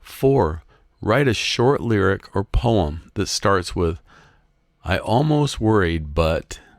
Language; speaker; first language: English; native; English